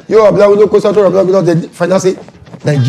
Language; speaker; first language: Spanish; non-native, learner; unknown